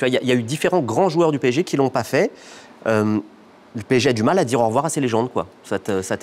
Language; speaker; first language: French; native; French